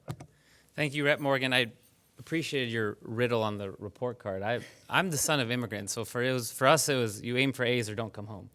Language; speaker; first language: English; early bilingual, other home language; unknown